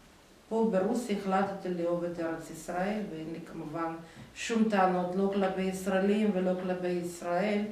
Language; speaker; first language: Hebrew; non-native, fluent; Russian